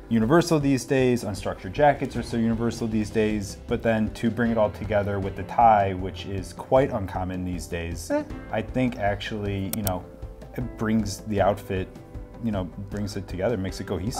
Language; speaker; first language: English; native; English